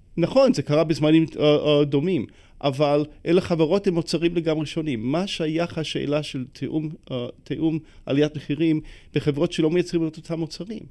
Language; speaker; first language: Hebrew; non-native, fluent; English